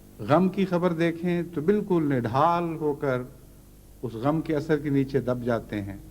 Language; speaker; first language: Urdu; non-native, local second language; Punjabi